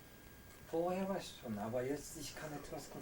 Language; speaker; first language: German; non-native, learner; Korean